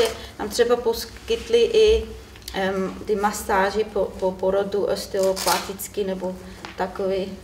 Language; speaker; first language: Czech; non-native, learner; German